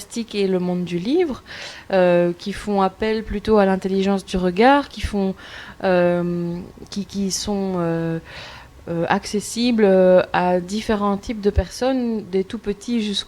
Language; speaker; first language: French; native; French